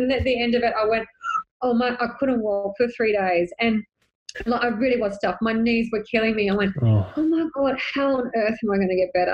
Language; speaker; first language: English; native; English